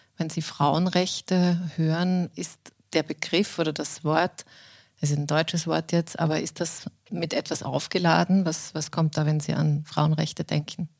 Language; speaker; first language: German; native; German